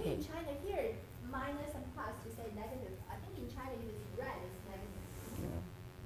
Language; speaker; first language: English; non-native, fluent; Chinese